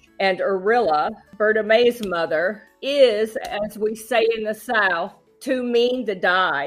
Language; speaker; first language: English; native; English